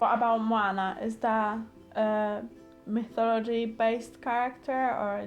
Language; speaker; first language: English; non-native, learner; Polish